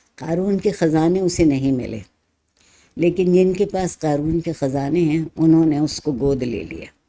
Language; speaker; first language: Urdu; native; Urdu